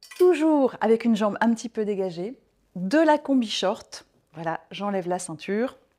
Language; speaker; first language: French; native; French